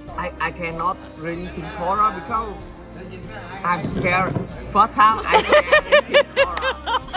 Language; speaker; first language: English; non-native, learner; Vietnamese